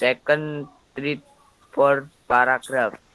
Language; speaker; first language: English; non-native, learner; Indonesian